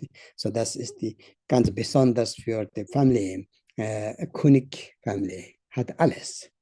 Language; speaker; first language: German; non-native, learner; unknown